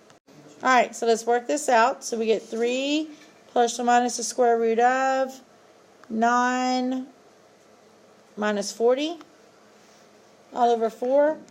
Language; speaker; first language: English; native; English